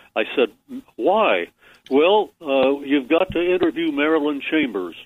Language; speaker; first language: English; native; English